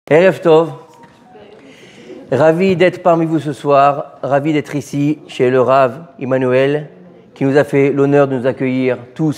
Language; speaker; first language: French; native; French